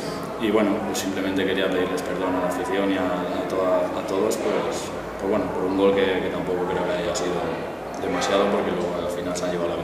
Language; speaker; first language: Spanish; native; Spanish